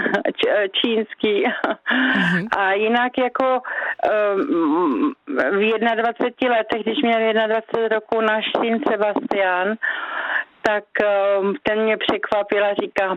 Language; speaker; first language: Czech; native; Czech